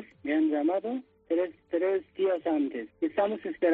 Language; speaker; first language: Spanish; non-native, fluent; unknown